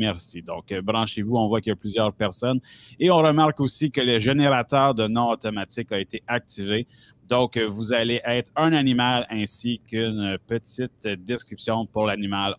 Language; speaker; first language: French; native; French